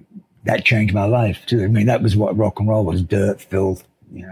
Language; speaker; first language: English; native; English